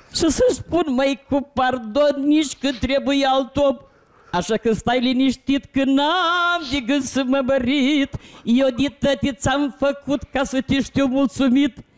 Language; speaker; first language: Romanian; native; Romanian